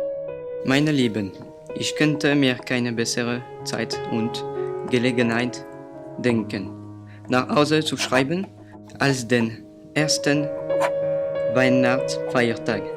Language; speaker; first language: German; non-native, learner; French